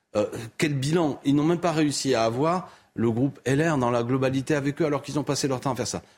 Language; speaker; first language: French; native; French